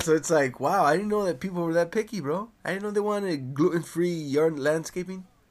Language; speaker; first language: English; early bilingual, other home language; Spanish